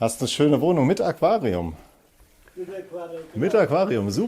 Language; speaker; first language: German; native; German